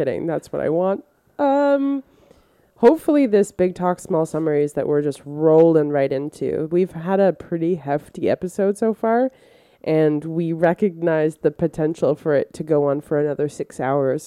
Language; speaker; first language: English; native; English